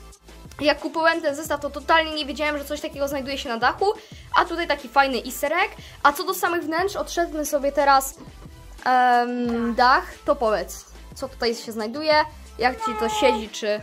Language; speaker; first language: Polish; native; Polish